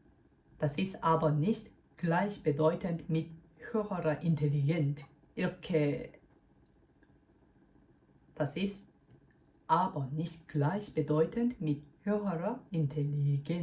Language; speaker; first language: German; non-native, fluent; Korean